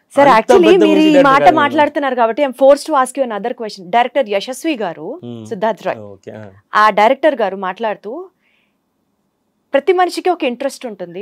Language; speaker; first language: Telugu; native; Telugu